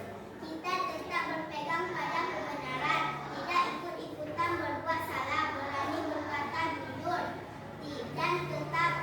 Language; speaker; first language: Indonesian; native; Indonesian